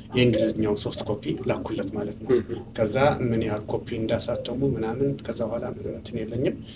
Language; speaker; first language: Amharic; non-native, local second language; Tigrinya